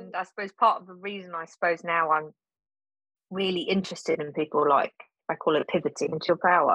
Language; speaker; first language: English; native; English